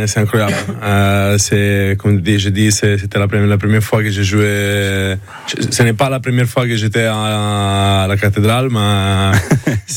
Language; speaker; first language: French; non-native, learner; Italian